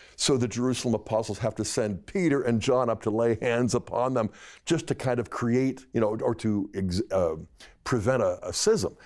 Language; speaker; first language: English; native; English